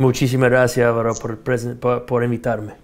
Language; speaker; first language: Spanish; non-native, fluent; English